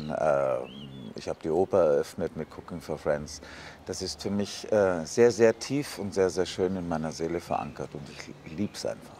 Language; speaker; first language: German; native; German